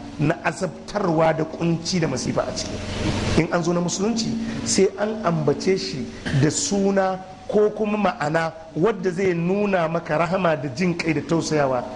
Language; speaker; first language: Hausa; non-native, local second language; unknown